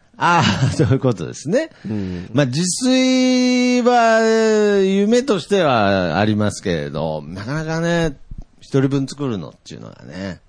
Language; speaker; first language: Japanese; native; Japanese